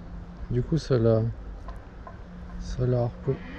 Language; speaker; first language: French; native; French